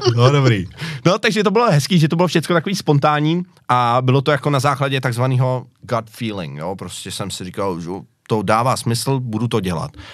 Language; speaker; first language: Czech; native; Czech